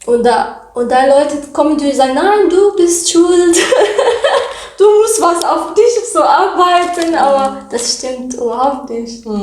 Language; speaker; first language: German; non-native, learner; Arabic